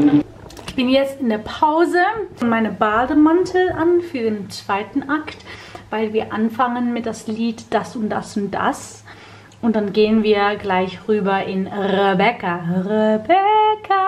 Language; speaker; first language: German; non-native, fluent; Dutch